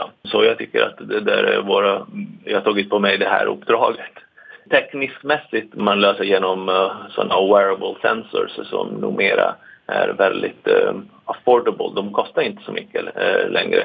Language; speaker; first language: Swedish; non-native, fluent; Italian